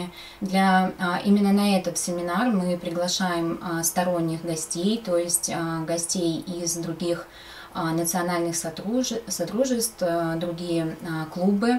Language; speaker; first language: Russian; native; Russian